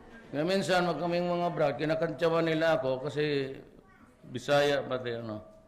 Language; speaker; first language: Filipino; non-native, local second language; Cebuano